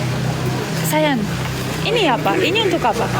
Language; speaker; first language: Indonesian; non-native, learner; Russian